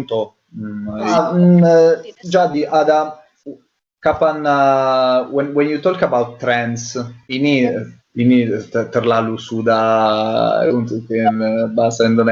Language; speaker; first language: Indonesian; non-native, learner; Italian